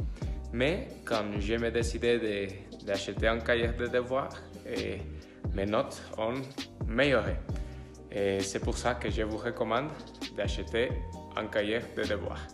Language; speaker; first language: French; non-native, learner; Spanish